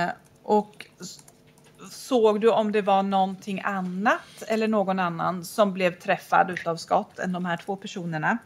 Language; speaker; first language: Swedish; native; Swedish